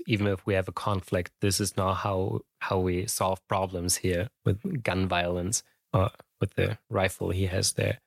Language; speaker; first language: English; non-native, fluent; German